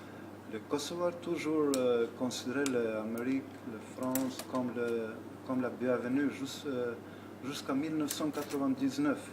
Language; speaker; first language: French; non-native, learner; Albanian